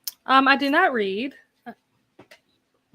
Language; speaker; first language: English; native; English